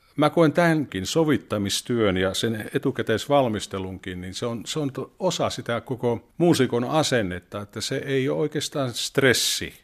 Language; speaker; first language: Finnish; native; Finnish